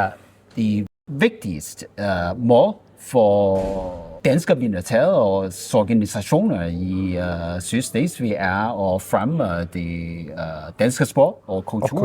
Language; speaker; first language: Danish; non-native, learner; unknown